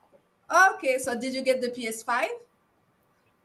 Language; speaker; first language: English; non-native, fluent; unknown